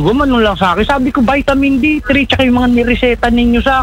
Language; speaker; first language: Filipino; non-native, local second language; Hiligaynon